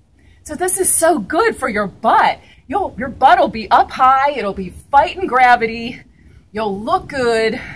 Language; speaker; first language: English; native; English